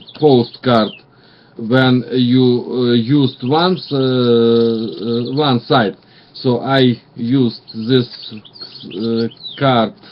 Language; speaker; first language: English; non-native, learner; Russian